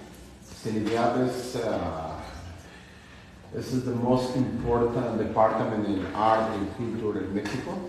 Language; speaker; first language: English; non-native, learner; Spanish